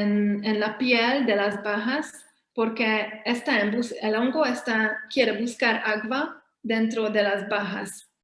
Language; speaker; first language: Spanish; non-native, fluent; Hungarian